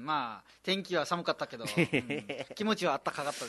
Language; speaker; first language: Japanese; non-native, fluent; Nepali